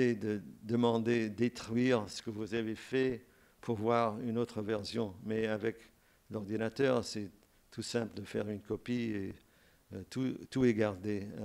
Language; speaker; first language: French; non-native, fluent; English